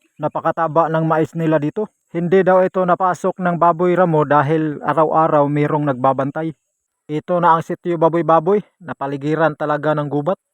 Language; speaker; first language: Filipino; non-native, local second language; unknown